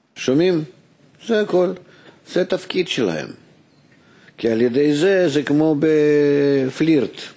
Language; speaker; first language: Hebrew; non-native, fluent; Russian